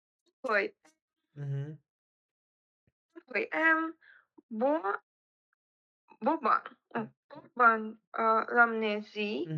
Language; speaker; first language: Vietnamese; non-native, learner; Russian